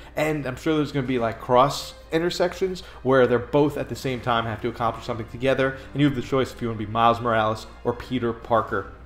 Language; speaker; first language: English; native; English